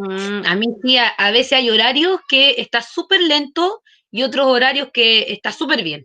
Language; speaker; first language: Spanish; native; Spanish